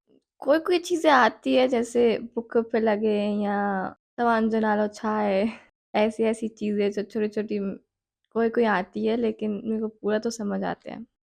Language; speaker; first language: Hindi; early bilingual, heritage; Hindi